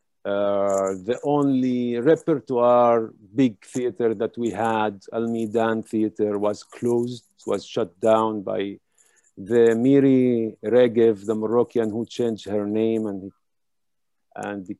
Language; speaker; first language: English; non-native, fluent; Hebrew